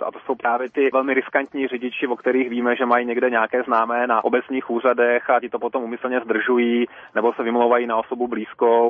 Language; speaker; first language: Czech; native; Czech